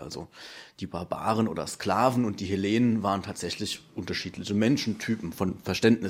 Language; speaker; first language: German; native; German